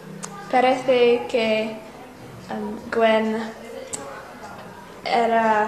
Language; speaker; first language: Spanish; non-native, learner; English